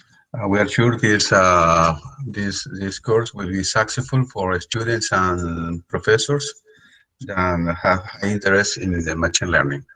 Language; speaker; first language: English; non-native, fluent; Spanish